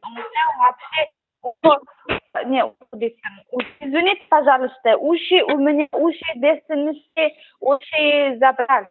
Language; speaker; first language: Russian; non-native, learner; Turkmen